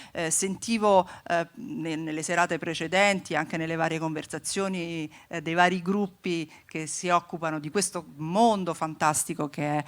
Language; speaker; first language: Italian; native; Italian